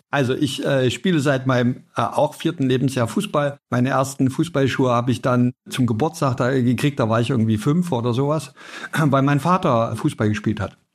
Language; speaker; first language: German; native; German